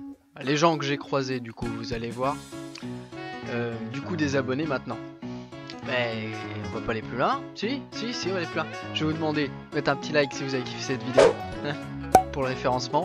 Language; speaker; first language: French; native; French